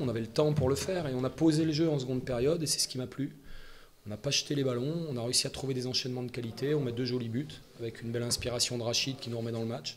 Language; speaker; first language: French; native; French